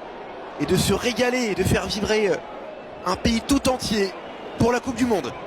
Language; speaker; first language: French; native; French